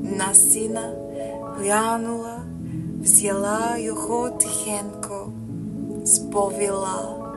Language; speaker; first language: Ukrainian; non-native, learner; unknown